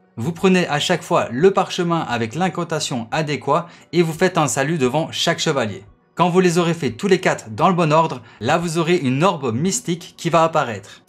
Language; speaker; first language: French; native; French